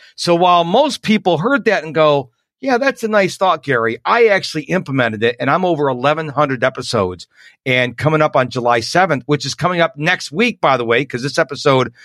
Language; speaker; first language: English; native; English